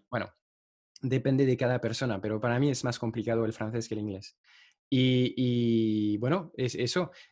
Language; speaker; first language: Spanish; non-native, fluent; French